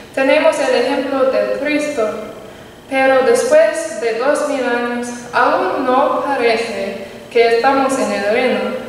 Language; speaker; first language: Spanish; non-native, learner; English